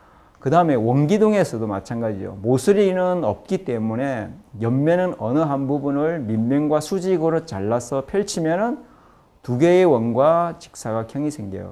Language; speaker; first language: Korean; native; Korean